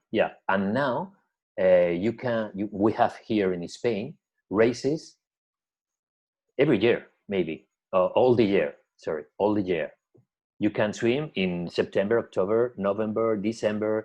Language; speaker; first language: English; non-native, learner; Spanish